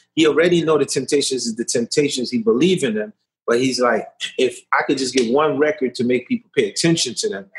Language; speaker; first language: English; early bilingual, other home language; Haitian Creole